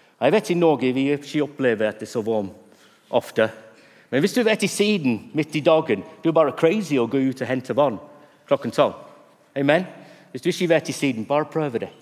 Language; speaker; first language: Norwegian; non-native, fluent; English